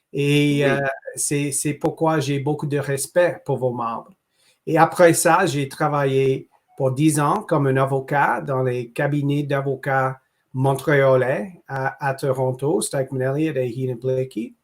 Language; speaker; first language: French; non-native, local second language; English